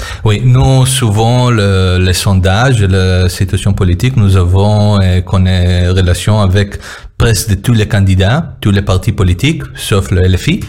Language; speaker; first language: French; non-native, learner; Hebrew